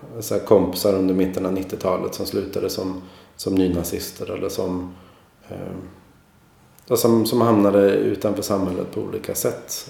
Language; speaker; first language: Swedish; native; Swedish